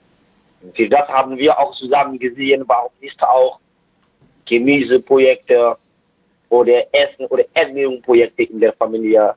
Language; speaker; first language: German; non-native, fluent; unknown